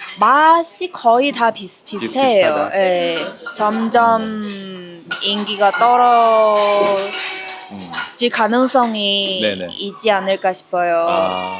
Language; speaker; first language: Korean; non-native, fluent; Chinese